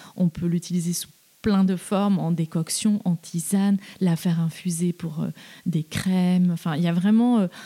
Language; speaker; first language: French; native; French